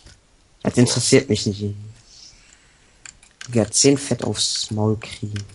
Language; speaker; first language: German; native; German